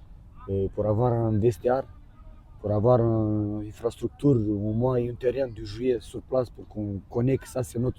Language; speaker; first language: French; non-native, learner; Romanian